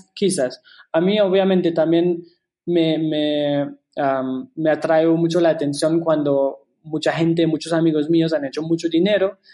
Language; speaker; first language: Spanish; non-native, fluent; German